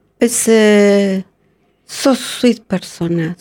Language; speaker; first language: English; non-native, learner; Spanish